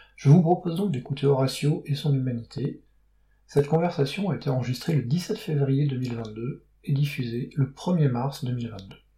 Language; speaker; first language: French; native; French